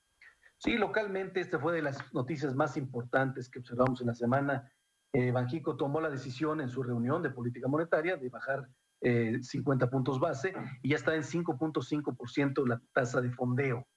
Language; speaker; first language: Spanish; native; Spanish